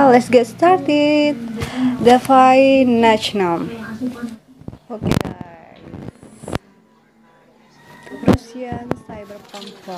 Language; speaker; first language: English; non-native, learner; Indonesian